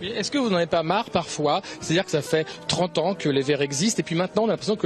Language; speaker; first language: French; native; French